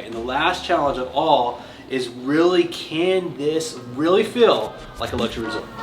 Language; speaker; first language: English; native; English